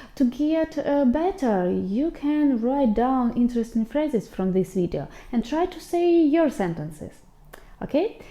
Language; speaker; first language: English; non-native, fluent; Russian